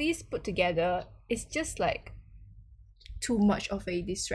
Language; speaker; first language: English; non-native, local second language; Chinese